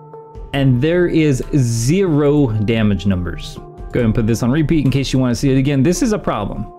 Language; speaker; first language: English; native; English